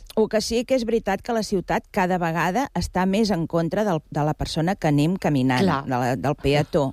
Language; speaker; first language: Catalan; non-native, local second language; Spanish